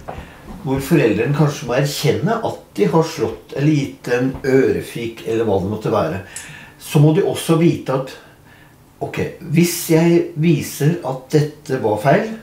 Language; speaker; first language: Norwegian; native; Norwegian